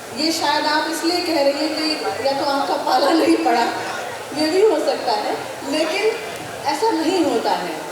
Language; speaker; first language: Hindi; non-native, local second language; Maithili